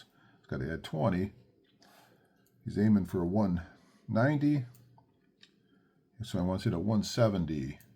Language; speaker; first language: English; native; English